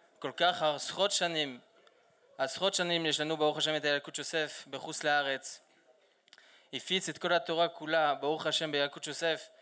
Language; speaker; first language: Hebrew; non-native, fluent; French